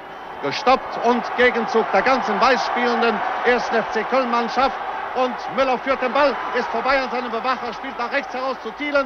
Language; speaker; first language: German; native; German